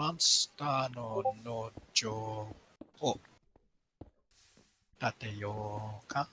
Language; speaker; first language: Japanese; non-native, learner; English